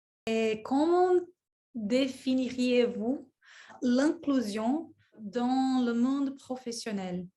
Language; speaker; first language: French; non-native, learner; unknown